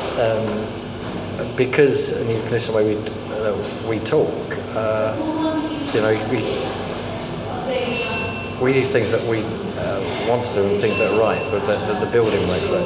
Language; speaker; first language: English; native; English